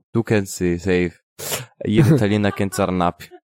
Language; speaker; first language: German; non-native, fluent; Italian